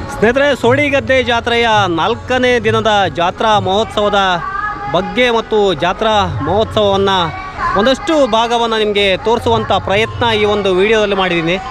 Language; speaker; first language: Kannada; native; Kannada